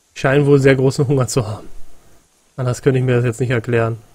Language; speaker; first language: German; native; German